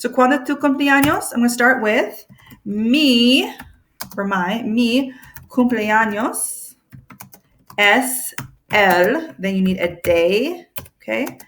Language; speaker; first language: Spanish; non-native, fluent; English